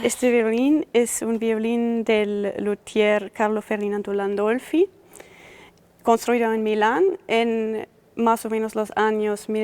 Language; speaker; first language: Spanish; non-native, fluent; German